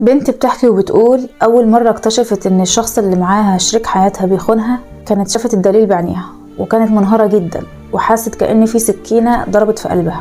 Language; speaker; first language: Arabic; native; Arabic